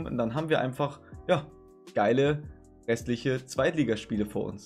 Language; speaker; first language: German; native; German